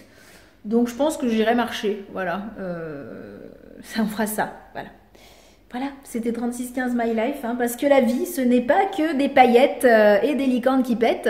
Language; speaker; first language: French; native; French